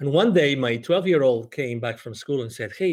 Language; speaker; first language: English; non-native, fluent; Spanish